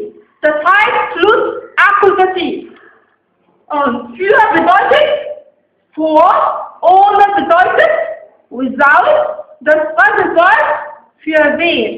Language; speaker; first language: German; non-native, fluent; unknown